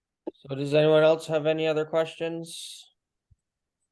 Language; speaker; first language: English; native; English